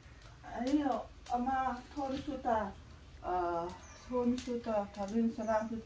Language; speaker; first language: Korean; non-native, learner; Lao